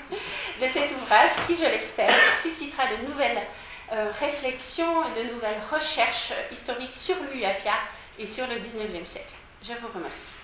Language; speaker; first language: French; native; French